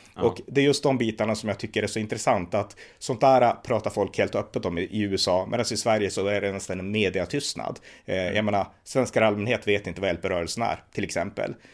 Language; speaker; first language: Swedish; native; Swedish